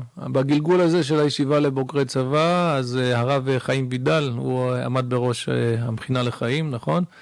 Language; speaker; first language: Hebrew; early bilingual, other home language; English